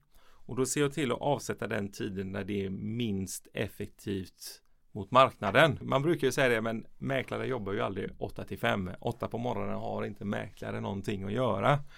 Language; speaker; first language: Swedish; early bilingual, other home language; Persian